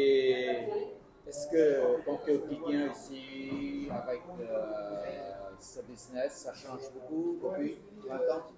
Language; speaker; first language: French; non-native, fluent; Vietnamese